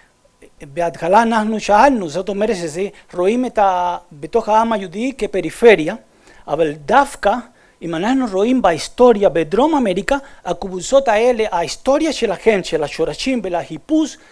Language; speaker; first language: Hebrew; non-native, fluent; Spanish